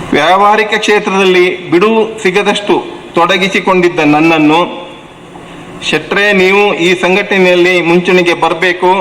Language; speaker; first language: Kannada; non-native, local second language; Tulu